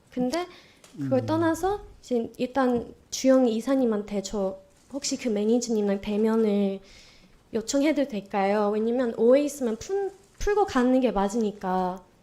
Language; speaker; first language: Korean; non-native, fluent; English